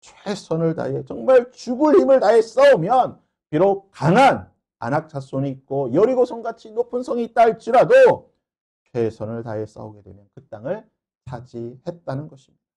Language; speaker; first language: Korean; native; Korean